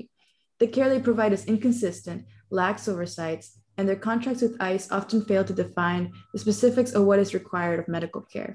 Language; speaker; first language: English; non-native, fluent; Spanish